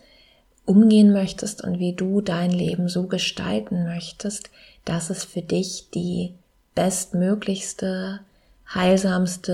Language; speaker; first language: German; native; German